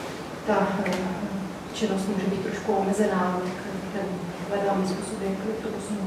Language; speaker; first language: Czech; native; Czech